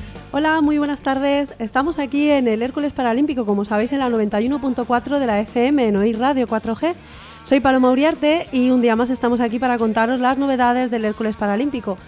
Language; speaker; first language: Spanish; native; Spanish